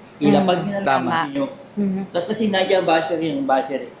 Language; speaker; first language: Filipino; native; Filipino